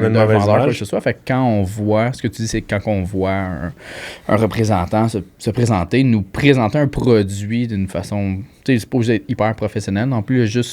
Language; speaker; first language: French; native; French